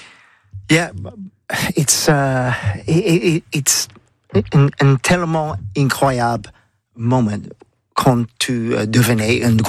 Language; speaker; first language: French; non-native, learner; English